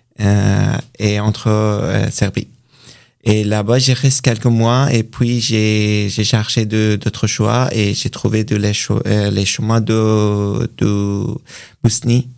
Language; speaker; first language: French; non-native, learner; Persian